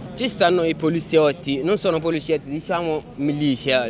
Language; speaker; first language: Italian; non-native, learner; Arabic